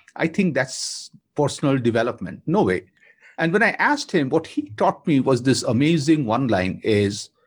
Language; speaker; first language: English; non-native, local second language; Bangla